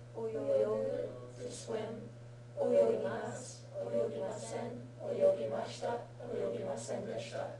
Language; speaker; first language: Japanese; non-native, learner; English